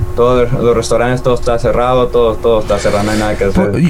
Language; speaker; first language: Spanish; early bilingual, heritage; Spanish